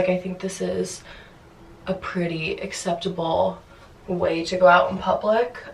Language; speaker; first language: English; native; English